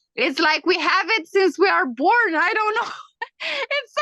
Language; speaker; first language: English; non-native, fluent; Romanian